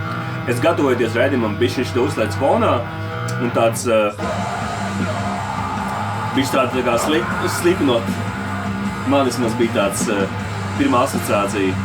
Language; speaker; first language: Latvian; native; Latvian